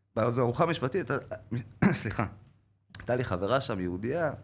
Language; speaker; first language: Hebrew; native; Hebrew